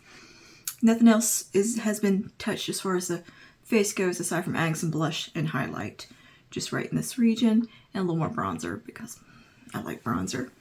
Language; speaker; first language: English; native; English